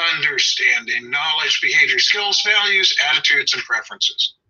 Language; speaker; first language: English; native; English